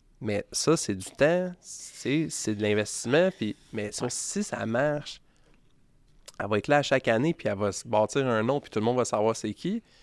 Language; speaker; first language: French; native; French